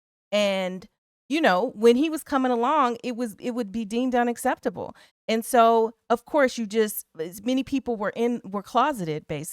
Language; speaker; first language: English; native; English